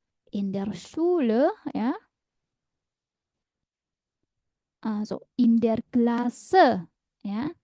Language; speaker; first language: German; non-native, fluent; Indonesian